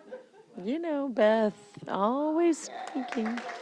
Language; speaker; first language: English; native; English